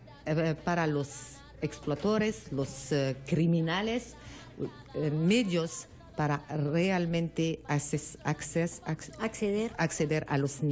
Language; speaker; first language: Spanish; non-native, learner; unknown